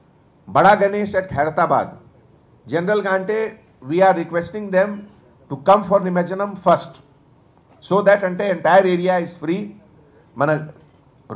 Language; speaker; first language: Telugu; non-native, fluent; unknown